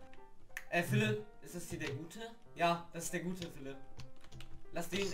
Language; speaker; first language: German; native; German